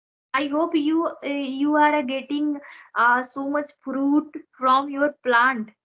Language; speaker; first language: English; non-native, learner; Odia